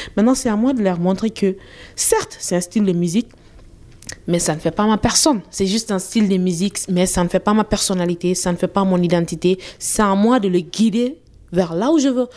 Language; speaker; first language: French; non-native, local second language; Bambara